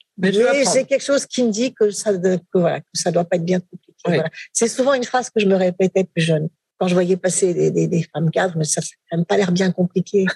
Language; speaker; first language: French; native; French